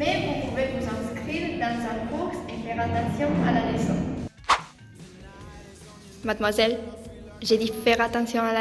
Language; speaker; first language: French; non-native, learner; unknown